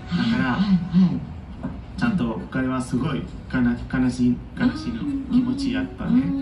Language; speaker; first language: Japanese; non-native, learner; Spanish